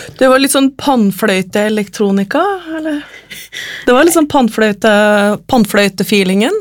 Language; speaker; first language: Norwegian; native; Norwegian